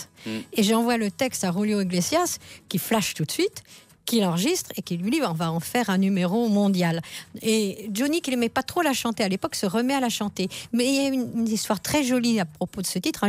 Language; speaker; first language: French; native; French